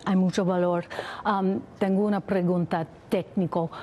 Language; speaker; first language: Spanish; non-native, learner; English